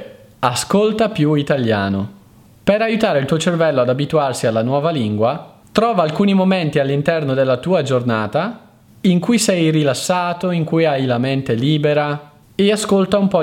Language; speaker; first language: Italian; native; Italian